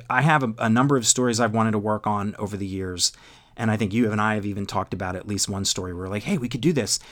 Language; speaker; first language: English; native; English